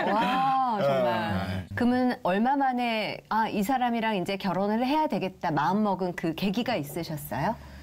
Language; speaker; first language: Korean; native; Korean